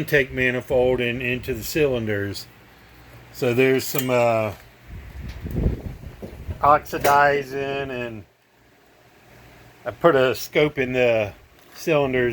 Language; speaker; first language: English; native; English